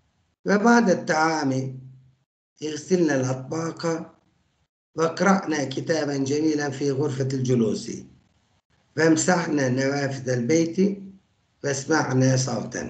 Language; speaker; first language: Arabic; non-native, fluent; Turkish